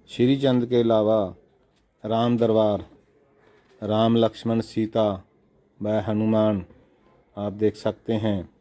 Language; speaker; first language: Hindi; non-native, local second language; Punjabi